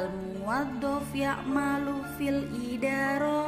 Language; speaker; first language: Arabic; non-native, fluent; Indonesian